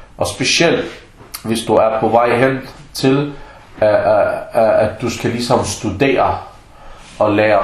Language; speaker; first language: Danish; non-native, fluent; Arabic